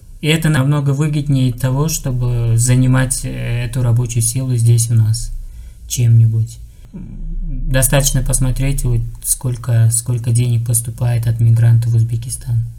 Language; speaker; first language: Russian; non-native, local second language; Uzbek